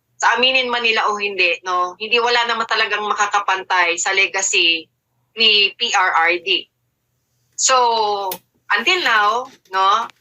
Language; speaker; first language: Filipino; native; Filipino